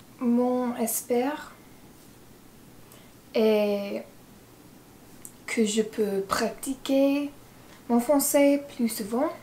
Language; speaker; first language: French; non-native, learner; English